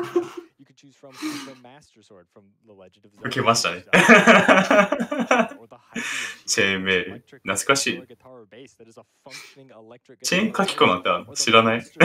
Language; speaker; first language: Japanese; native; Japanese